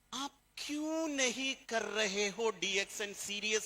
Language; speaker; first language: Hindi; non-native, fluent; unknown